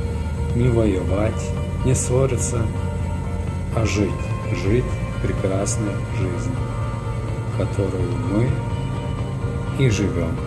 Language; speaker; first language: Russian; native; Russian